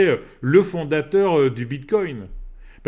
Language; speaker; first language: French; native; French